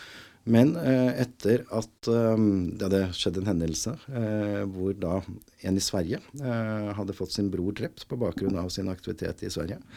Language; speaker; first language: Norwegian; native; Norwegian